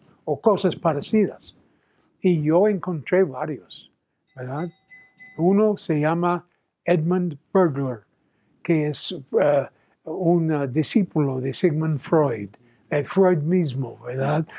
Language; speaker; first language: Spanish; non-native, fluent; English